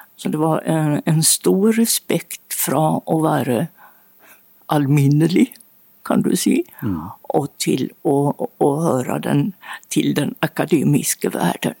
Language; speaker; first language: Swedish; native; Swedish